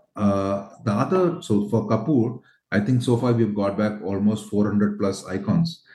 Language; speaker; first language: English; non-native, local second language; Tamil